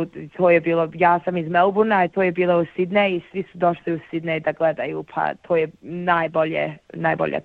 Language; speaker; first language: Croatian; early bilingual, heritage; Bosnian